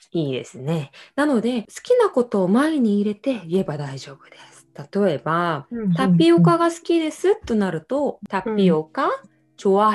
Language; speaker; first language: Japanese; non-native, fluent; Korean